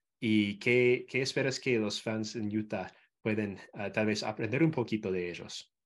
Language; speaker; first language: Spanish; non-native, fluent; English